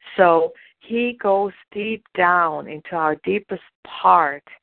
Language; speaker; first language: English; non-native, fluent; German